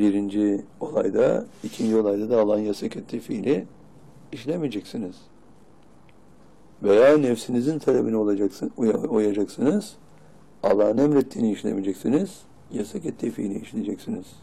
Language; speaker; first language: Turkish; native; Turkish